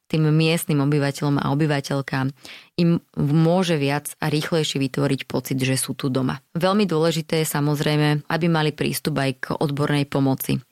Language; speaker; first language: Slovak; native; Slovak